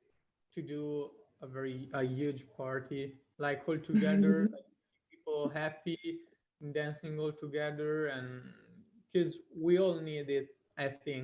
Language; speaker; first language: English; non-native, fluent; Italian